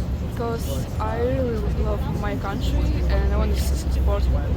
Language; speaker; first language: English; non-native, learner; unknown